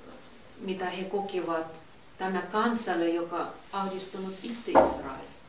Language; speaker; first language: Finnish; non-native, fluent; Russian